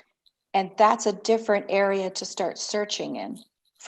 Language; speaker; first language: English; native; English